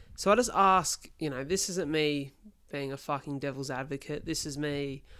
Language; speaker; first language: English; native; English